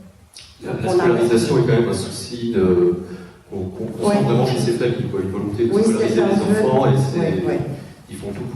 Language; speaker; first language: French; native; French